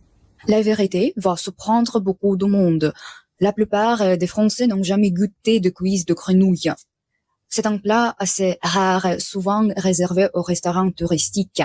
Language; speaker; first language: French; non-native, fluent; Russian